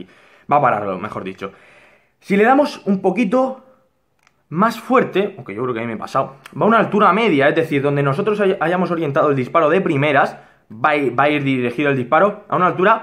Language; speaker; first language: Spanish; native; Spanish